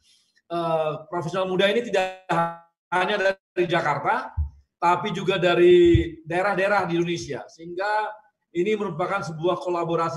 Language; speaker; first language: Indonesian; native; Indonesian